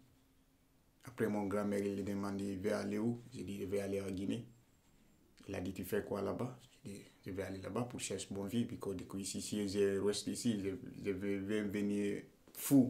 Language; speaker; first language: French; non-native, learner; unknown